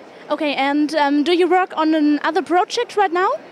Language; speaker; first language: English; non-native, fluent; German